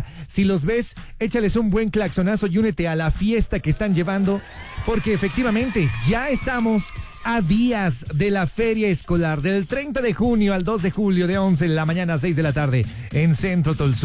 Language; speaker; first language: Spanish; native; Spanish